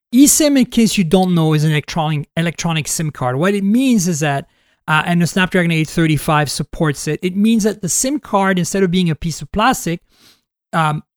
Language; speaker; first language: English; non-native, fluent; French